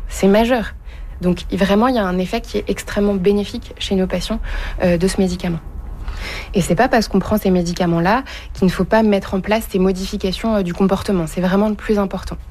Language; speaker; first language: French; native; French